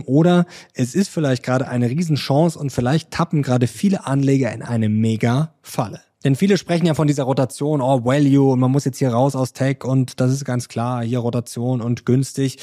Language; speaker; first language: German; native; German